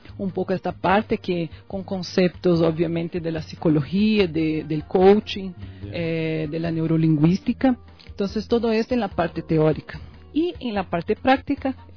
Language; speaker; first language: Spanish; non-native, fluent; Portuguese